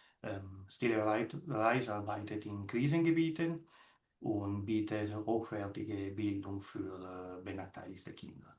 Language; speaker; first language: German; non-native, fluent; Italian